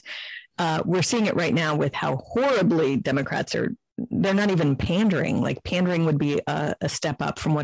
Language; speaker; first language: English; native; English